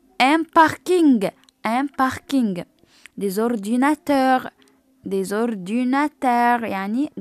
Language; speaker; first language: French; non-native, fluent; Arabic